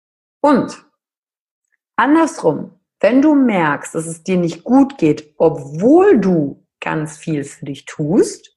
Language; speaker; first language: German; native; German